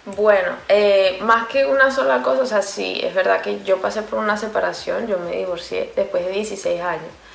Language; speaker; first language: Spanish; native; Spanish